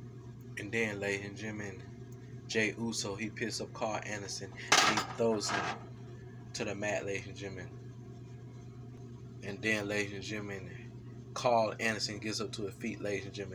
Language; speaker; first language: English; native; English